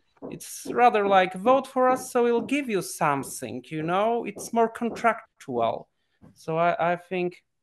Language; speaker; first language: English; non-native, fluent; Polish